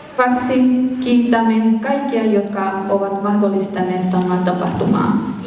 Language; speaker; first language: Finnish; non-native, fluent; Spanish